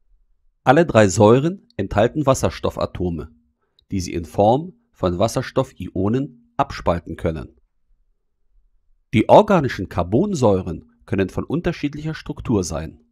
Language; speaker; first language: German; native; German